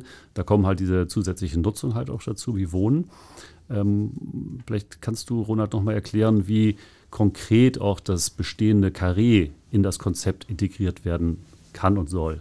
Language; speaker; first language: German; native; German